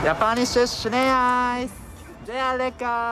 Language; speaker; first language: German; non-native, fluent; Japanese